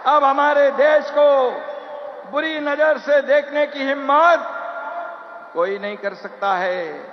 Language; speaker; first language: Hindi; non-native, local second language; Marathi